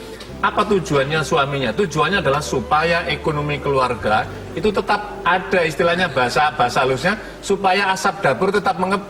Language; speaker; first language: Indonesian; native; Indonesian